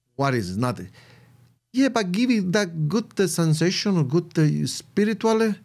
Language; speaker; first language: English; non-native, learner; Italian